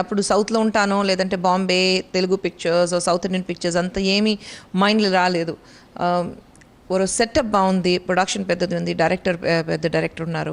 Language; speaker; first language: Telugu; non-native, local second language; Hindi